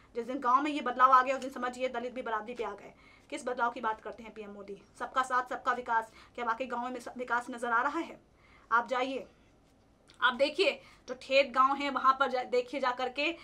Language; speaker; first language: Hindi; native; Hindi